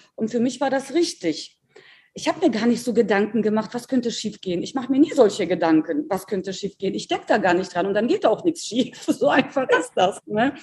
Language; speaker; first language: German; early bilingual, other home language; Polish